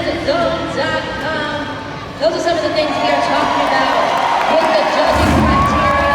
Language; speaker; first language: English; native; English